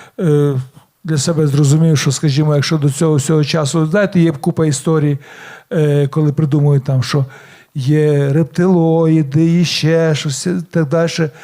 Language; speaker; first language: Ukrainian; native; Ukrainian